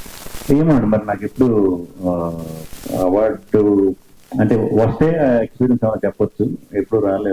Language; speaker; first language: Telugu; native; Telugu